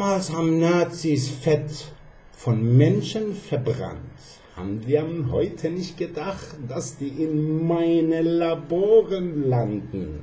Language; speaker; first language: German; non-native, fluent; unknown